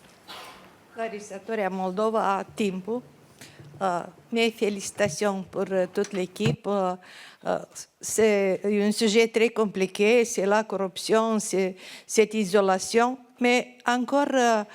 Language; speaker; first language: French; non-native, fluent; Romanian